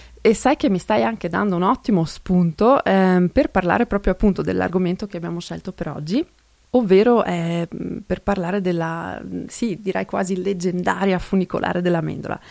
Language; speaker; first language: Italian; non-native, local second language; German